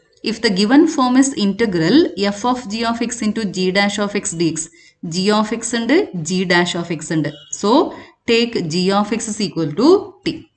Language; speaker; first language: English; non-native, local second language; Malayalam